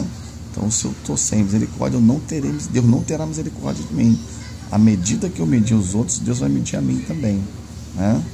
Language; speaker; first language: Portuguese; native; Portuguese